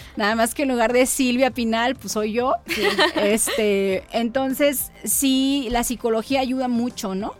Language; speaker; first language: Spanish; native; Spanish